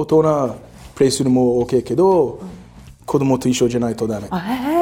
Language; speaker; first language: Japanese; non-native, learner; English